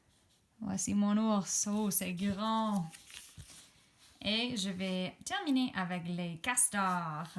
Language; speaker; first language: French; non-native, fluent; English